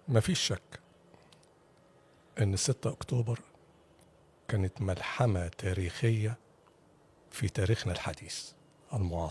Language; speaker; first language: Arabic; native; Arabic